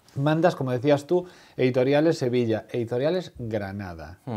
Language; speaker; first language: Spanish; native; Spanish